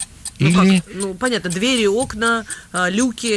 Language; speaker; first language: Russian; native; Russian